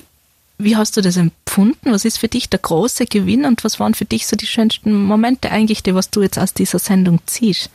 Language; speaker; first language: German; native; German